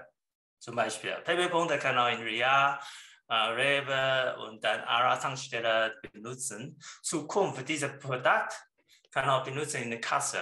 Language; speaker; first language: German; non-native, learner; Chinese